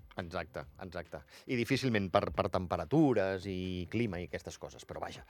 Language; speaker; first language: Catalan; native; Catalan